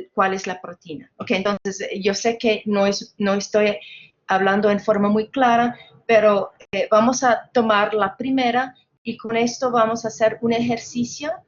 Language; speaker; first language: Spanish; non-native, fluent; English